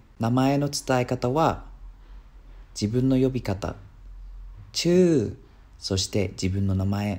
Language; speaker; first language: Japanese; non-native, fluent; Thai